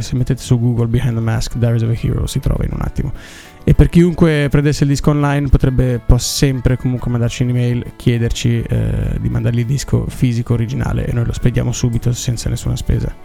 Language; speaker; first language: Italian; native; Italian